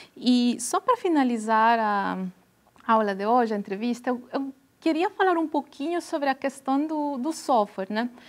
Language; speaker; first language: Portuguese; non-native, fluent; Spanish